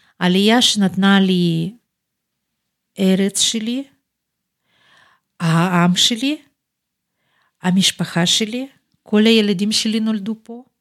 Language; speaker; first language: Hebrew; non-native, fluent; Russian